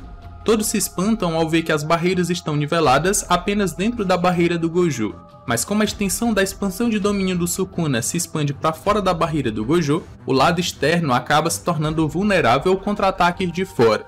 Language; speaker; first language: Portuguese; native; Portuguese